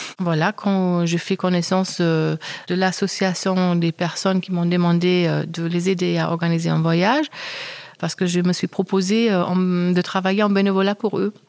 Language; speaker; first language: French; non-native, fluent; German